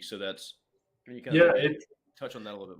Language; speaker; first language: English; native; English